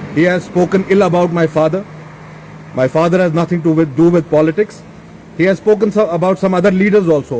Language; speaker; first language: English; non-native, local second language; Kashmiri